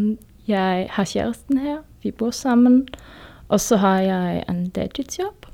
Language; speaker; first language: Norwegian; non-native, learner; German